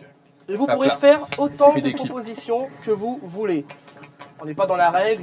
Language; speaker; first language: French; native; French